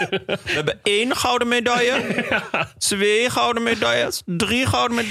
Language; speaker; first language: Dutch; native; Dutch